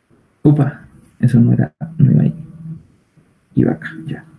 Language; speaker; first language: Spanish; native; Spanish